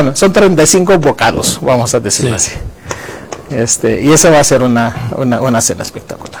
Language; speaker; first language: Spanish; non-native, fluent; Greek